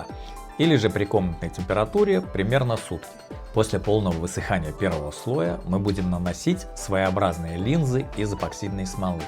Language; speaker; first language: Russian; native; Russian